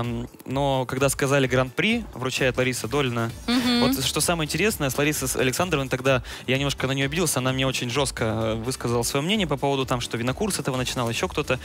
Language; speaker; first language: Russian; native; Russian